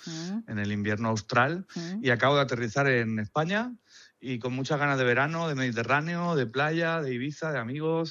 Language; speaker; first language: Spanish; native; Spanish